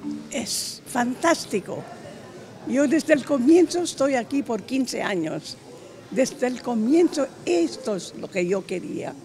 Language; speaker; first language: Spanish; non-native, fluent; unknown